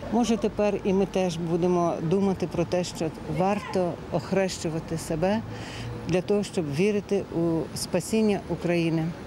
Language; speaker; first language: Ukrainian; native; Ukrainian